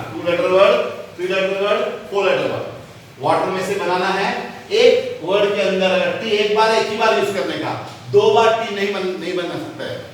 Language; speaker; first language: Hindi; non-native, local second language; Konkani